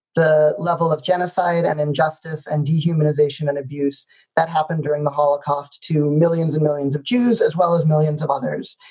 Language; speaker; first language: English; native; English